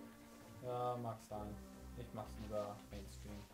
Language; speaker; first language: German; native; German